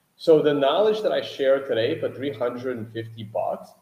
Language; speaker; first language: English; native; English